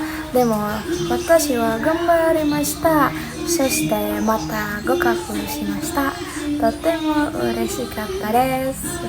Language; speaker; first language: Japanese; non-native, learner; Indonesian